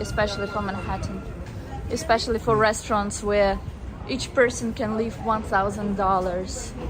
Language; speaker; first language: English; non-native, fluent; Russian